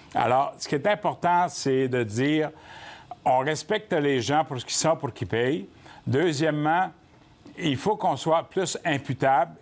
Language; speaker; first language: French; native; French